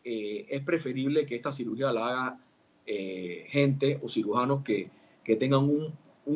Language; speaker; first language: Spanish; native; Spanish